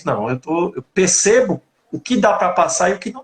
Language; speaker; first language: Portuguese; native; Portuguese